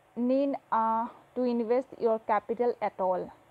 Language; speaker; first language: English; non-native, local second language; Assamese